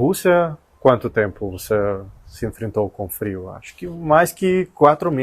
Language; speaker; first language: Portuguese; non-native, fluent; Russian